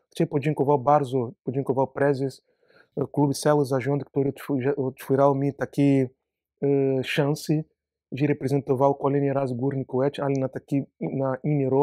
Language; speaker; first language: Polish; non-native, learner; Portuguese